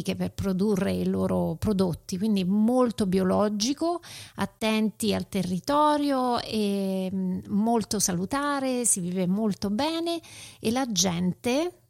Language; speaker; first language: Italian; native; Italian